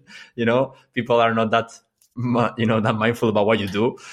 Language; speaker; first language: English; non-native, fluent; Spanish